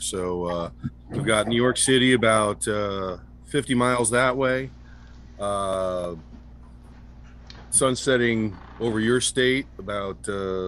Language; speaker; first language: English; native; English